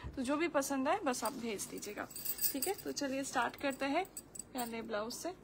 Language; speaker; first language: Hindi; non-native, local second language; Bangla